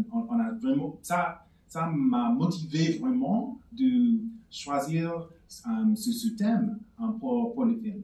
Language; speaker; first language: French; non-native, fluent; English